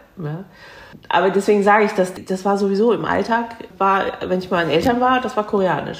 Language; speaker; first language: German; early bilingual, other home language; Korean